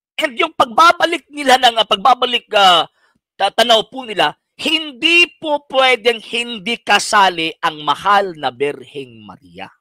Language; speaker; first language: Filipino; non-native, local second language; Cebuano